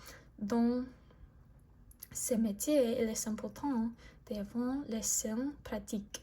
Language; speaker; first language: French; non-native, learner; English